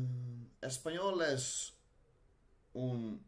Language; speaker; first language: Spanish; non-native, learner; Dutch